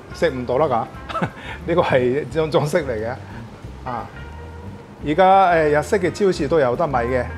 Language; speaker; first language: Cantonese; non-native, fluent; Japanese